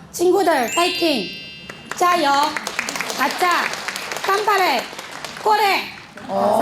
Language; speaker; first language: Korean; non-native, learner; Chinese